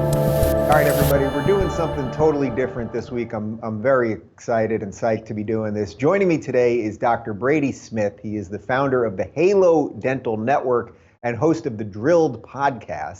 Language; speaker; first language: English; native; English